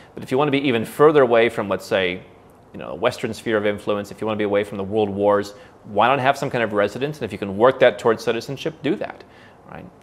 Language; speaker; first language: English; native; English